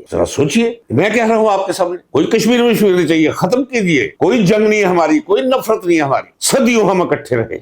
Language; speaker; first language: Urdu; non-native, local second language; Punjabi